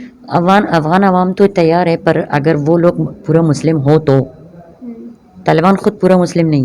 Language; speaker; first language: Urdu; non-native, local second language; Persian